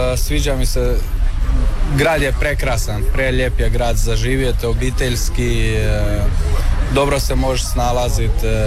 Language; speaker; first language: Serbian; non-native, fluent; Kurdish